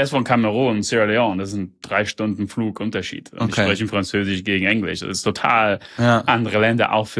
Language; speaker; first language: German; early bilingual, heritage; German